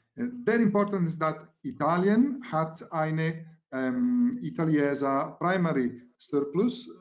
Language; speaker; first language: German; non-native, learner; Italian